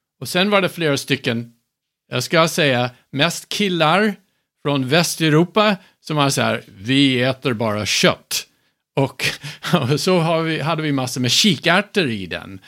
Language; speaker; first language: Swedish; non-native, fluent; English